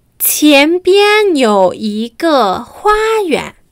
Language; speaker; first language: Chinese; non-native, fluent; Spanish